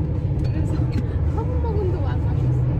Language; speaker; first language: Korean; non-native, fluent; Russian